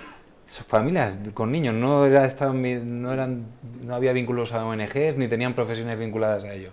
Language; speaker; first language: Spanish; native; Spanish